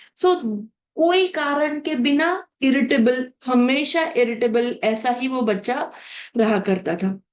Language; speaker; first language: Hindi; non-native, local second language; Marathi